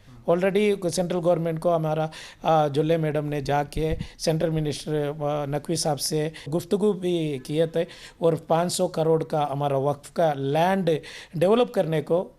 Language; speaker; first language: Hindi; non-native, local second language; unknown